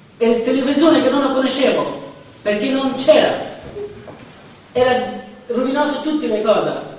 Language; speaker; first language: Italian; non-native, learner; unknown